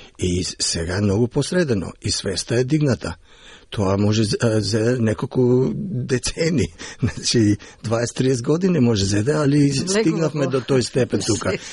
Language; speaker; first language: Macedonian; early bilingual, heritage; Macedonian